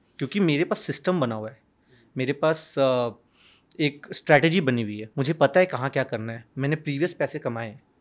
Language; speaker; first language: Hindi; native; Hindi